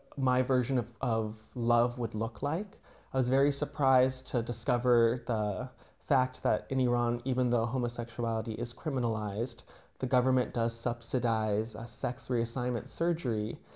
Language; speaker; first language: English; native; English